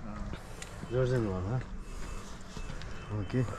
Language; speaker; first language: English; non-native, fluent; Nepali